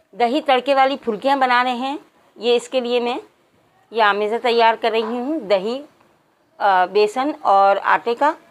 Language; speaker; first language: Urdu; native; Urdu